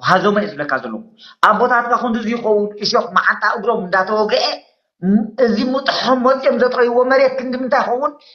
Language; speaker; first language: Tigrinya; native; Tigrinya